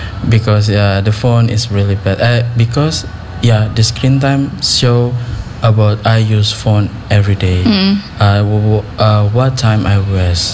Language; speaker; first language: English; non-native, learner; Indonesian